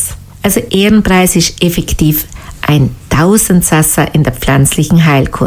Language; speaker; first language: German; native; German